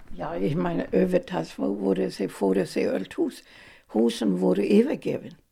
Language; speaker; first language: Icelandic; non-native, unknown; German